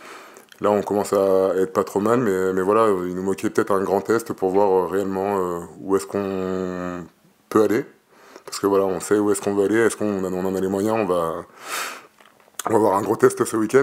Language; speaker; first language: French; native; French